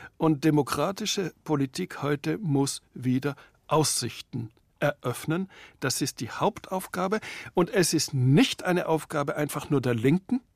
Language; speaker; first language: German; native; German